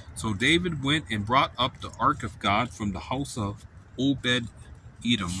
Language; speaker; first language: English; native; English